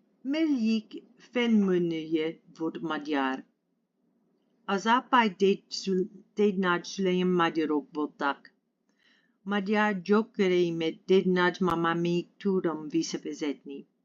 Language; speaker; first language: Hungarian; non-native, learner; English